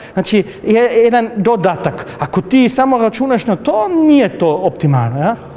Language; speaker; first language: Serbian; non-native, fluent; German